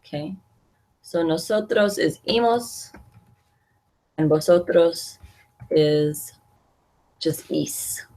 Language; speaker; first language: Spanish; non-native, fluent; English